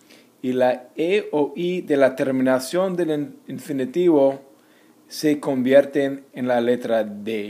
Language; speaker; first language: Spanish; non-native, fluent; English